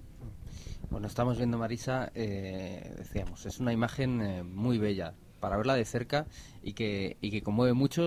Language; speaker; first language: Spanish; native; Spanish